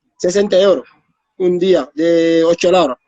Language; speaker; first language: Spanish; non-native, learner; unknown